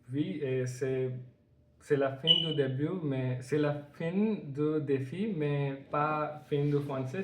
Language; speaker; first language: French; non-native, learner; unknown